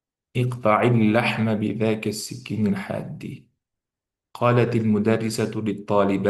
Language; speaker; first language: Arabic; non-native, fluent; Uzbek